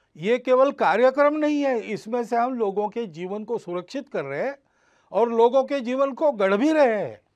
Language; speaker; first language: Hindi; non-native, local second language; Marathi